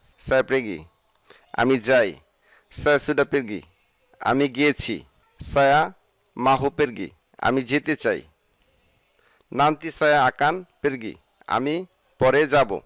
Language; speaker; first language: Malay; non-native, fluent; Bangla